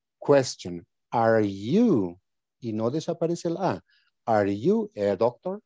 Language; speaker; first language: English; non-native, fluent; Spanish